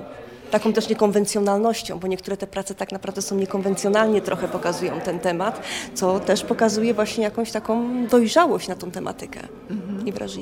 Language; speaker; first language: Polish; native; Polish